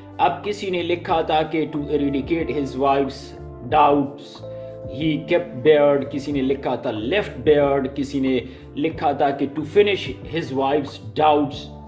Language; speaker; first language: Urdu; non-native, local second language; Pashto